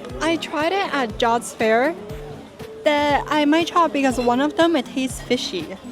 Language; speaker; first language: English; native; English